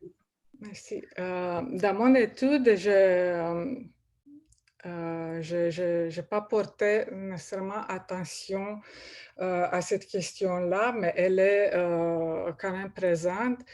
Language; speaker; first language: French; non-native, fluent; Romanian